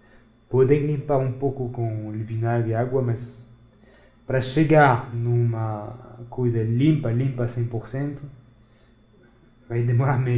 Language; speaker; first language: Portuguese; non-native, fluent; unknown